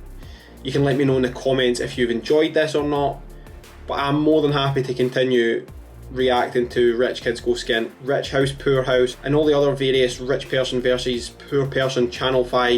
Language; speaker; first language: English; native; English